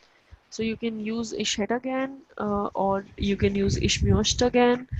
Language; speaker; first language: German; non-native, fluent; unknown